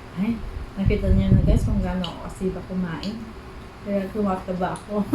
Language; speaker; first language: Filipino; non-native, local second language; Iloko